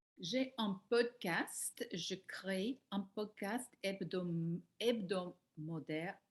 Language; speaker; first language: French; non-native, learner; English